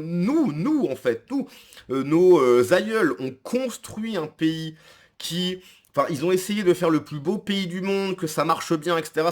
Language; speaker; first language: French; native; French